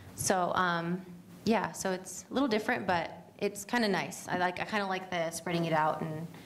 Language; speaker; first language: English; native; English